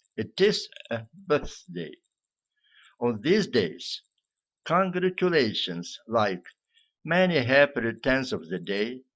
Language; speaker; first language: English; non-native, fluent; Ukrainian